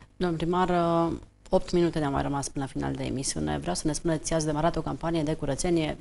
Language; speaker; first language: Romanian; native; Romanian